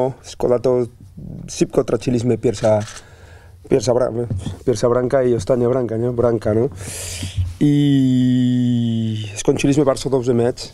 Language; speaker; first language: Polish; non-native, learner; Spanish